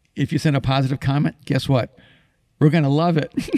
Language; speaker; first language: English; early bilingual, other home language; Spanish